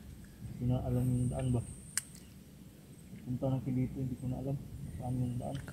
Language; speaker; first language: Filipino; non-native, local second language; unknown